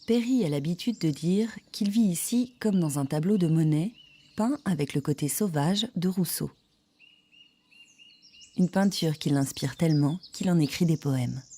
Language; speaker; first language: French; native; French